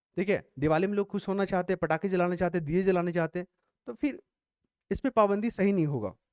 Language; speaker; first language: Hindi; native; Hindi